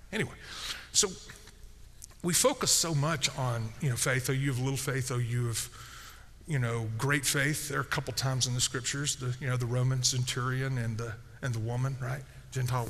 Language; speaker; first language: English; native; English